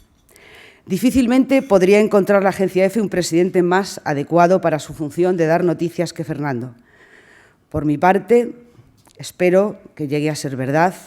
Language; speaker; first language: Spanish; native; Spanish